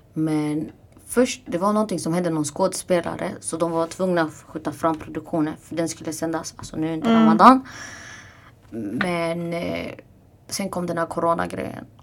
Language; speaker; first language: Swedish; non-native, fluent; Arabic